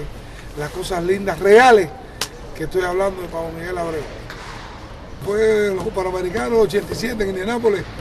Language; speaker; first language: Spanish; native; Spanish